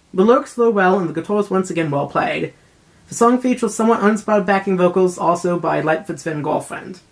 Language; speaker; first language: English; native; English